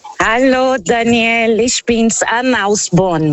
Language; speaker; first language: German; non-native, fluent; Portuguese